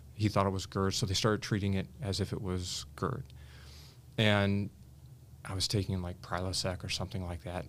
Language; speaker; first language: English; native; English